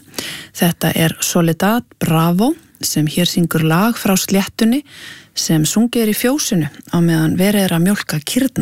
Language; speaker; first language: Icelandic; native; Icelandic